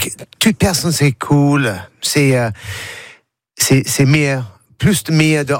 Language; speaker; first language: French; non-native, learner; English